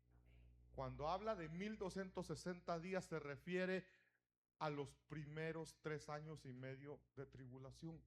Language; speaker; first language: Spanish; native; Spanish